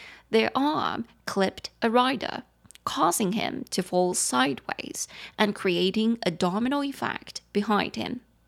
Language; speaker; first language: English; non-native, fluent; Chinese